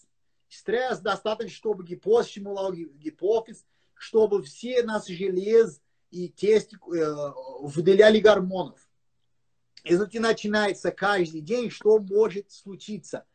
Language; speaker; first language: Russian; non-native, learner; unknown